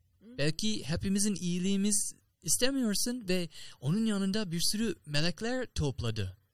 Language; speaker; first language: Turkish; non-native, learner; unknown